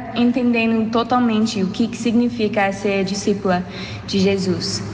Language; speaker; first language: Portuguese; non-native, learner; English